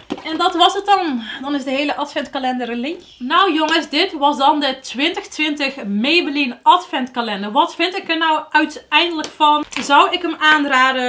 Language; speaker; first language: Dutch; native; Dutch